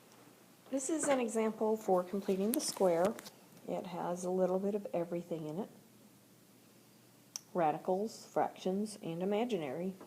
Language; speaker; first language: English; native; English